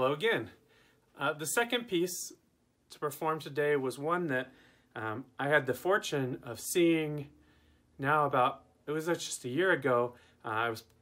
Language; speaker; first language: English; native; English